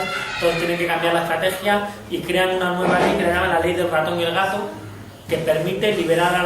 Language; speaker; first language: Spanish; native; Spanish